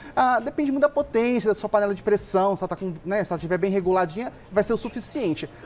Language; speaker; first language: Portuguese; native; Portuguese